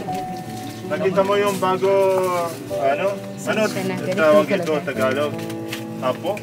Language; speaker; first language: Filipino; non-native, learner; Arabic